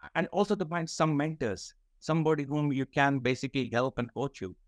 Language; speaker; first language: English; non-native, local second language; Kashmiri